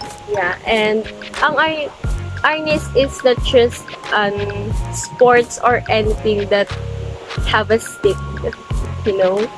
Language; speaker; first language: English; non-native, local second language; Filipino